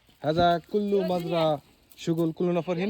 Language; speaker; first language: Arabic; non-native, learner; Bangla